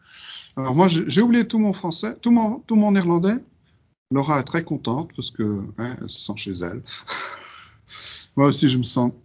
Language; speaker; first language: French; non-native, fluent; Dutch